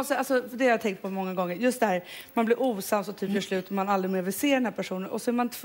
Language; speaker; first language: Swedish; native; Swedish